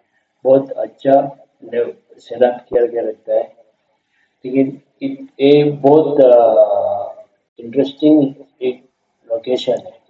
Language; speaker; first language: Hindi; non-native, learner; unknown